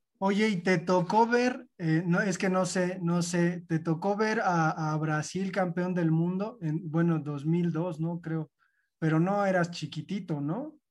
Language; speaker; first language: Spanish; native; Spanish